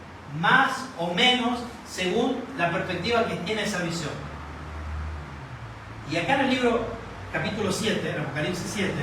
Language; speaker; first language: Spanish; native; Spanish